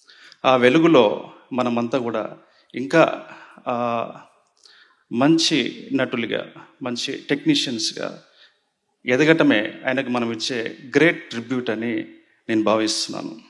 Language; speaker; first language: Telugu; native; Telugu